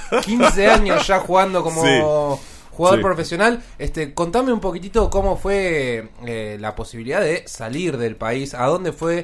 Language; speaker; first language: Spanish; native; Spanish